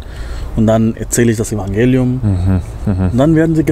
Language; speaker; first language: German; non-native, fluent; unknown